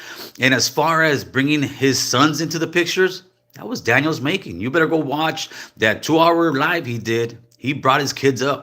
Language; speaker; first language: English; native; English